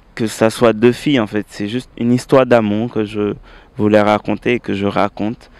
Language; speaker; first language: French; native; French